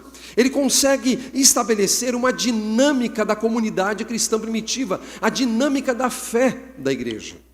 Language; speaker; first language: Portuguese; native; Portuguese